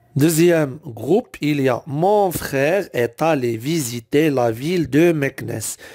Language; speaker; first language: French; non-native, local second language; Arabic